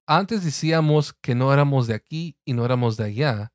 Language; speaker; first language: Spanish; early bilingual, heritage; Spanish